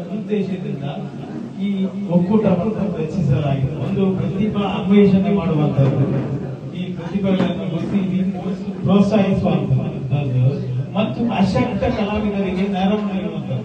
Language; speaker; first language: Kannada; non-native, local second language; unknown